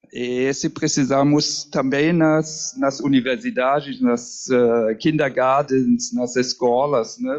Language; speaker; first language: Portuguese; non-native, learner; German